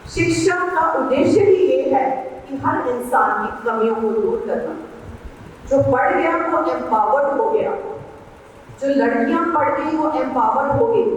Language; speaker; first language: Hindi; non-native, local second language; Punjabi